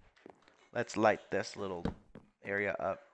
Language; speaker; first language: English; native; English